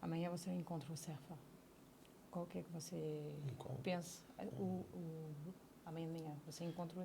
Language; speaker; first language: Portuguese; non-native, fluent; French